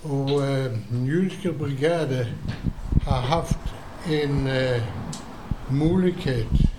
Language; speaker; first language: Danish; non-native, fluent; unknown